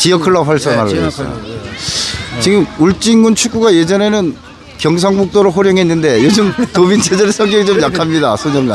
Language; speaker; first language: Korean; native; Korean